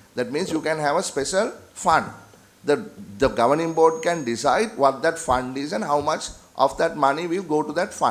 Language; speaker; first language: English; non-native, local second language; Sinhala